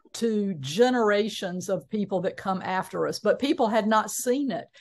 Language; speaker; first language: English; native; English